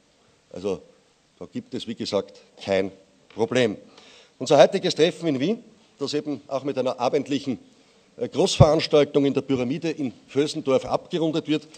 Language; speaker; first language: German; native; German